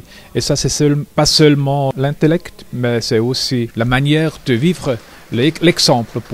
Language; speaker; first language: French; non-native, local second language; German